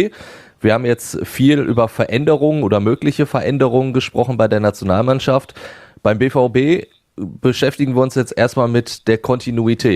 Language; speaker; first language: German; native; German